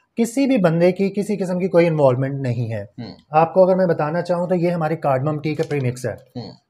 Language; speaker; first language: Urdu; non-native, local second language; Punjabi